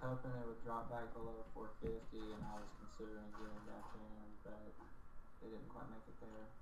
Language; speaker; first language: English; native; English